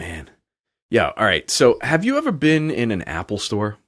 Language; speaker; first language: English; native; English